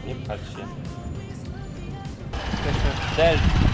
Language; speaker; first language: Polish; native; Polish